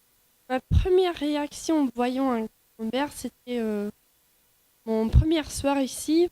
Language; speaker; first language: French; non-native, fluent; Norwegian